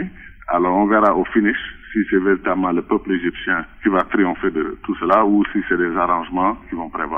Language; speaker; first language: French; non-native, local second language; Wolof